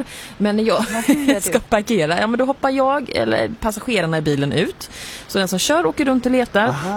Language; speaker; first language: Swedish; native; Swedish